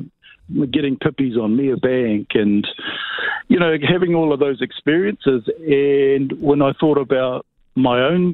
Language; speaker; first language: English; native; English